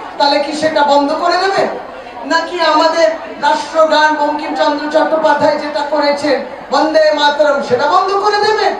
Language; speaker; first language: Bangla; native; Bangla